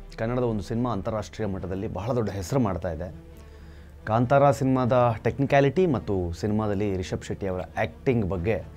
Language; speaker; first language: Kannada; non-native, local second language; Tulu